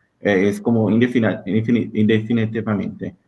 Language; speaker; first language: Spanish; non-native, learner; Portuguese